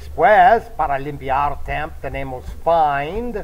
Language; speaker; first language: Spanish; non-native, fluent; English